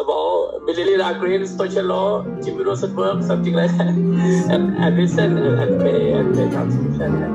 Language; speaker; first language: English; non-native, learner; Thai